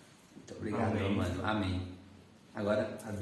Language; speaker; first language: Portuguese; native; Portuguese